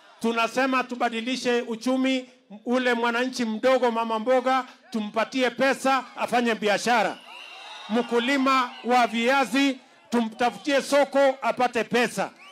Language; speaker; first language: Swahili; non-native, local second language; Kalenjin